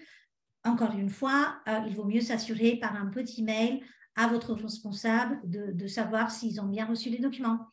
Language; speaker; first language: French; native; French